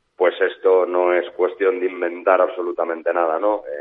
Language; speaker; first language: Spanish; native; Spanish